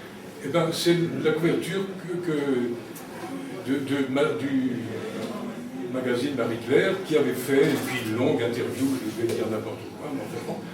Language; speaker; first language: French; native; French